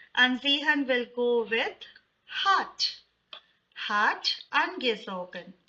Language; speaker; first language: German; non-native, fluent; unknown